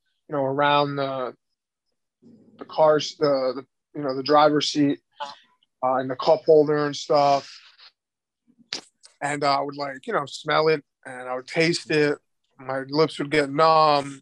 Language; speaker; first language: English; native; English